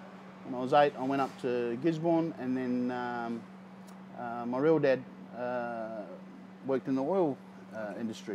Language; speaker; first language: English; native; English